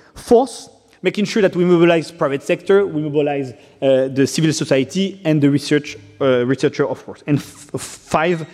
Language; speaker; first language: English; non-native, fluent; French